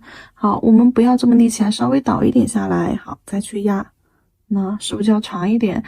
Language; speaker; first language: Chinese; native; Chinese